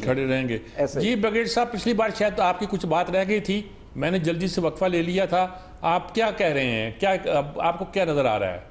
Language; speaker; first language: Urdu; native; Urdu